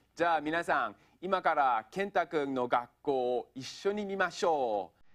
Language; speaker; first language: Japanese; non-native, fluent; English